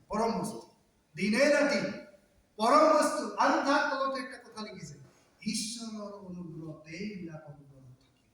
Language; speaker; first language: Assamese; non-native, local second language; Sadri